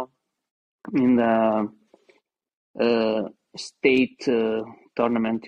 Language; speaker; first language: English; non-native, learner; Portuguese